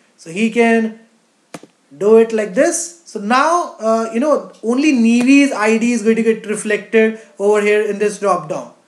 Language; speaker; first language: English; non-native, local second language; Hindi